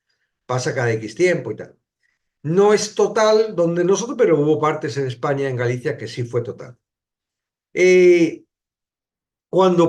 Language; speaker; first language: Spanish; native; Spanish